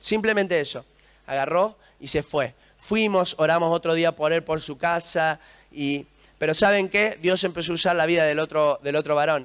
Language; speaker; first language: Spanish; native; Spanish